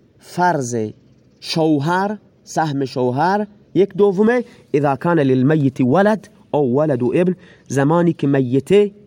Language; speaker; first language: Persian; non-native, local second language; Baluchi